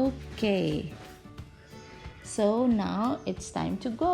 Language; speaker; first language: English; non-native, local second language; Hindi